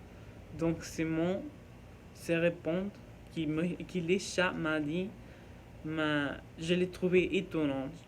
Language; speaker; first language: French; non-native, learner; Norwegian